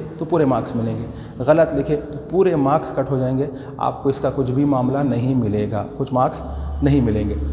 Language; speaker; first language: Urdu; native; Urdu